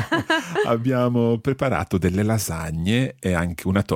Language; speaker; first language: Italian; non-native, fluent; English